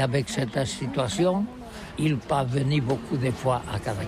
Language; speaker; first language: French; non-native, learner; Catalan